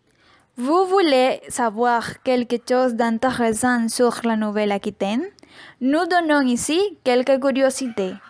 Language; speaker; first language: French; non-native, learner; Spanish